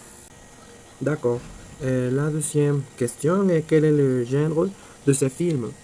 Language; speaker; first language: French; non-native, learner; Spanish